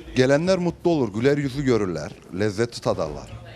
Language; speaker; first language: Turkish; native; Turkish